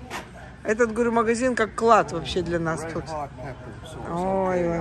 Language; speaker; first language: Russian; native; Russian